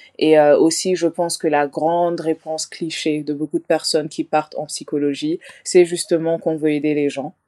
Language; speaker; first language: French; non-native, local second language; Wolof